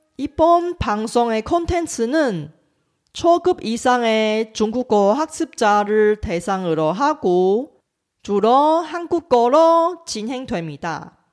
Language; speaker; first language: Korean; non-native, fluent; Chinese